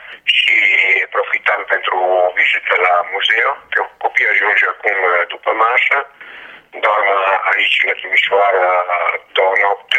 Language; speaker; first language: Romanian; non-native, learner; Italian